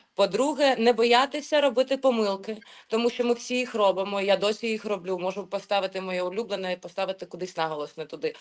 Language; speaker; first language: Ukrainian; non-native, local second language; Russian